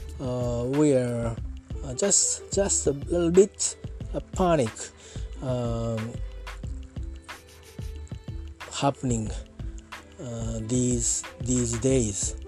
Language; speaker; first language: English; non-native, learner; Japanese